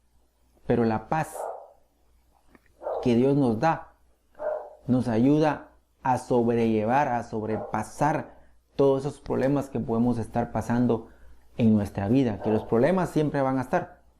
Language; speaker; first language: Spanish; native; Spanish